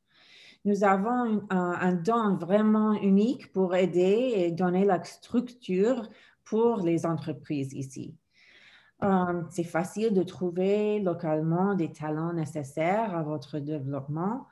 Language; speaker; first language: French; non-native, fluent; English